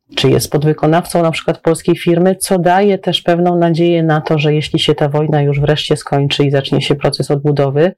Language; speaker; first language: Polish; native; Polish